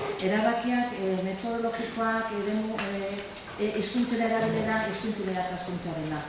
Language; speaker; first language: Basque; native; Basque